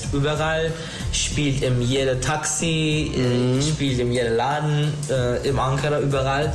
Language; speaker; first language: German; non-native, learner; Turkish